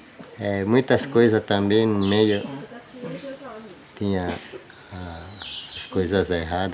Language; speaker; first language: Portuguese; non-native, local second language; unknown